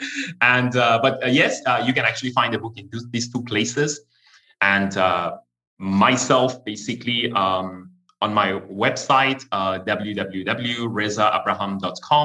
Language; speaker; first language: English; non-native, fluent; Persian